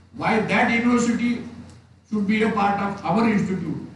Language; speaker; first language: English; non-native, local second language; Marathi